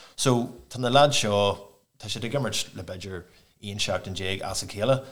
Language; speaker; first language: Irish; non-native, local second language; English